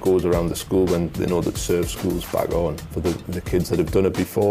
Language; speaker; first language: English; native; English